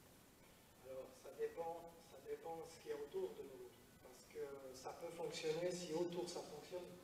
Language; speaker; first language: French; native; French